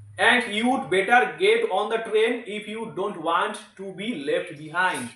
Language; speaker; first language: English; non-native, local second language; Bangla